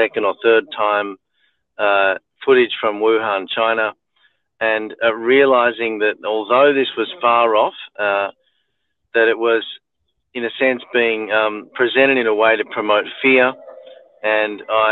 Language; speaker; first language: English; native; English